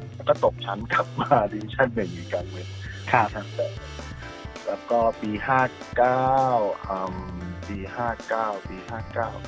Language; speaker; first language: Thai; native; Thai